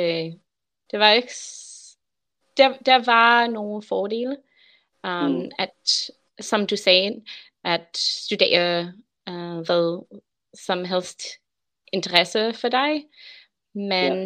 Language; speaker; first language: Danish; non-native, learner; English